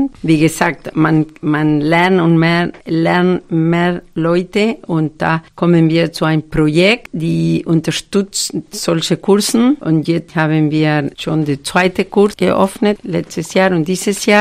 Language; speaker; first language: German; non-native, fluent; Spanish